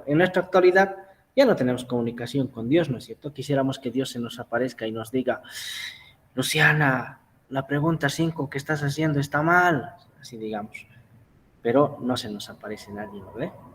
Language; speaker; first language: Spanish; native; Spanish